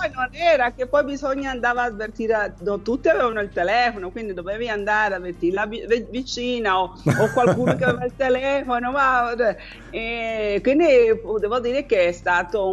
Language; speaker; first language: Italian; non-native, fluent; Spanish